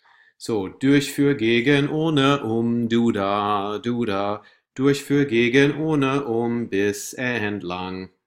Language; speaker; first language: German; non-native, fluent; English